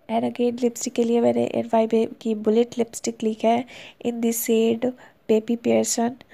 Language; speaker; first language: Hindi; native; Hindi